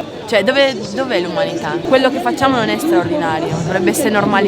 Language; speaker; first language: Italian; native; Italian